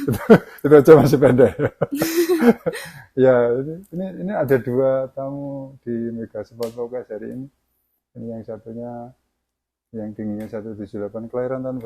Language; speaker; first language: Indonesian; native; Indonesian